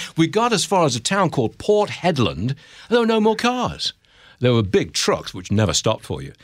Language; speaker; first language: English; native; English